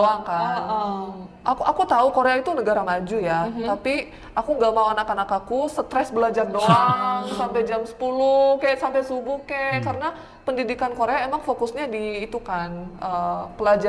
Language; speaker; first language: Indonesian; early bilingual, other home language; Korean